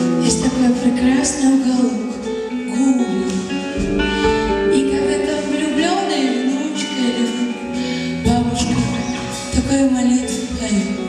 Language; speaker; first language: Russian; non-native, local second language; Georgian